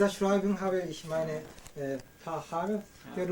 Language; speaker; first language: German; non-native, learner; Korean